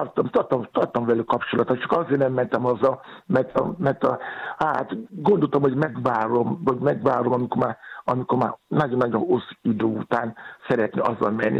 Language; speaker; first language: Hungarian; non-native, learner; Yoruba